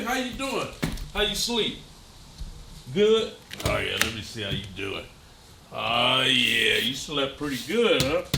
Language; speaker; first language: English; native; English